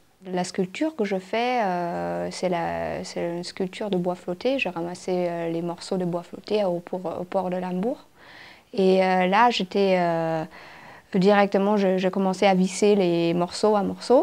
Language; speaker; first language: French; non-native, fluent; German